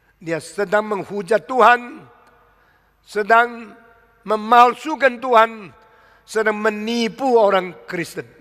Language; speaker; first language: Indonesian; early bilingual, other home language; Min Nan Chinese